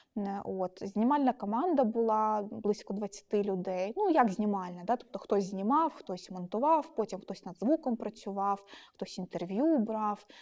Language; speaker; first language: Ukrainian; non-native, local second language; Russian